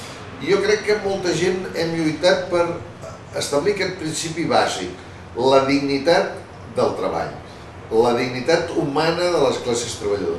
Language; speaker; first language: Catalan; native; Catalan